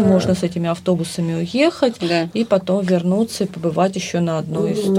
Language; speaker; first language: Russian; native; Russian